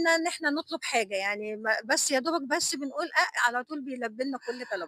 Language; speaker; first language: Arabic; native; Arabic